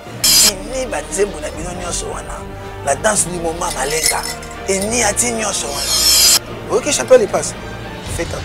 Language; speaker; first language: French; non-native, local second language; Lingala